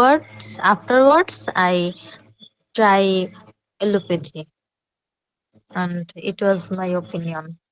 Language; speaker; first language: English; non-native, learner; Bangla